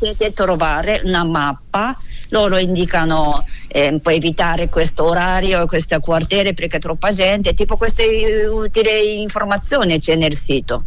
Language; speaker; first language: Italian; non-native, learner; Japanese